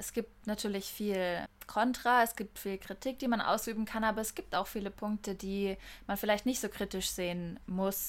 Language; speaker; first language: German; native; German